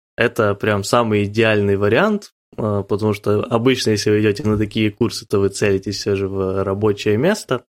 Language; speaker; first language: Russian; native; Russian